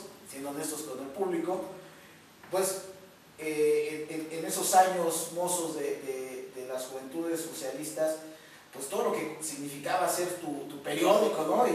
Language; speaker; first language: Spanish; native; Spanish